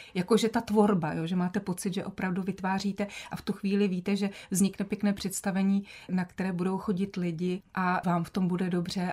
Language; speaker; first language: Czech; native; Czech